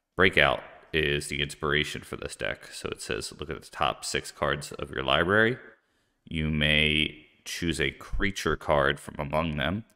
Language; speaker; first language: English; native; English